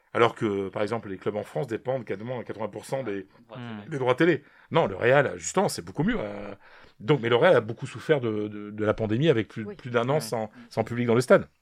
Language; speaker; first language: French; native; French